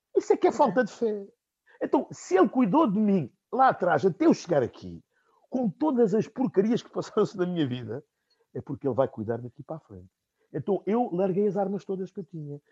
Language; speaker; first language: Portuguese; non-native, local second language; Upper Guinea Crioulo